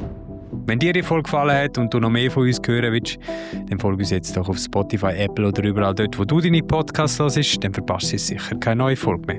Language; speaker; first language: German; native; German